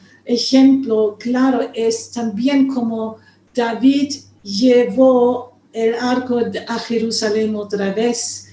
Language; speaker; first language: Spanish; non-native, fluent; German